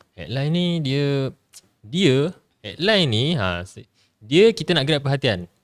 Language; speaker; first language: Malay; native; Malay